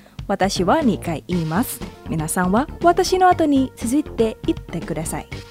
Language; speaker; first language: Japanese; non-native, fluent; Indonesian